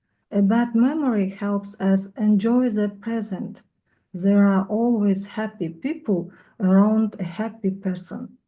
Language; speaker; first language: English; non-native, learner; Russian